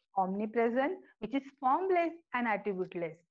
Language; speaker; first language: English; non-native, local second language; Marathi